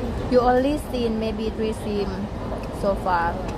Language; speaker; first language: English; non-native, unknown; Thai